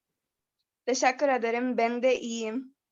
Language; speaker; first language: Turkish; non-native, learner; Urdu